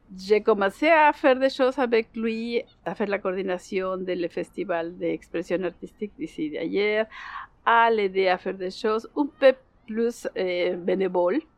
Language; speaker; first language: French; non-native, learner; Spanish